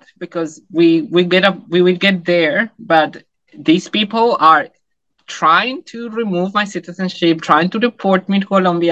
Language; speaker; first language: English; non-native, fluent; Spanish